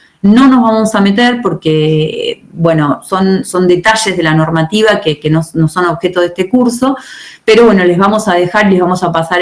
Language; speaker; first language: Spanish; native; Spanish